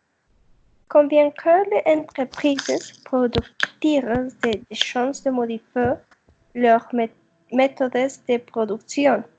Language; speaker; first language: French; non-native, learner; Spanish